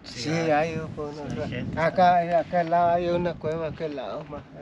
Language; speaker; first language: Spanish; non-native, local second language; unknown